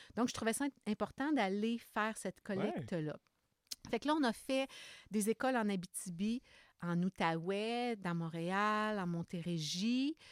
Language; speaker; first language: French; native; French